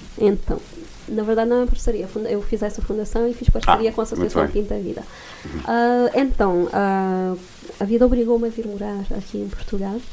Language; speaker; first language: Portuguese; non-native, local second language; Kabuverdianu